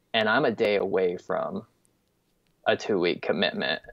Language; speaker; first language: English; native; English